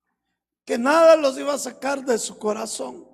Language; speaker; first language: Spanish; native; Spanish